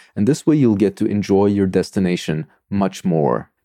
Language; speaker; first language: English; non-native, fluent; Turkish